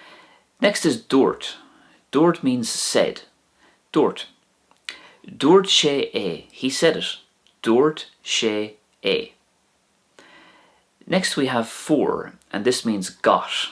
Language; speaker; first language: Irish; non-native, local second language; English